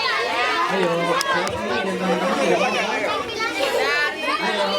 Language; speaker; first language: Malay; native; Malay